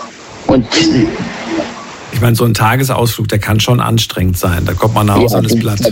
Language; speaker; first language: German; native; German